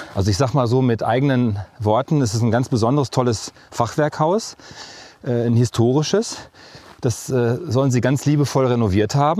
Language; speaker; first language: German; native; German